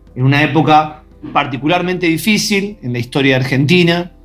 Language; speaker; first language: Spanish; native; Spanish